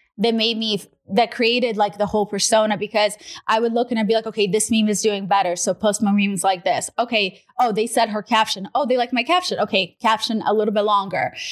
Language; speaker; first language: English; non-native, fluent; Russian